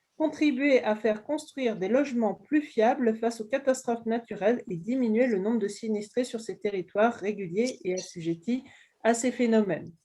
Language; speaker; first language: French; native; French